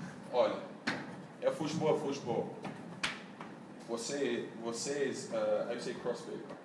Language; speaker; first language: Portuguese; non-native, learner; English